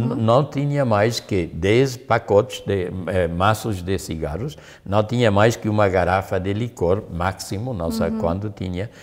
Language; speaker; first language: Portuguese; non-native, learner; German